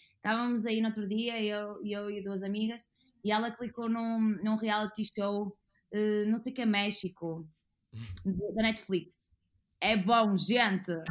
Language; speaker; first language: Portuguese; native; Portuguese